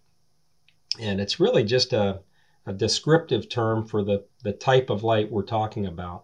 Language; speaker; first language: English; native; English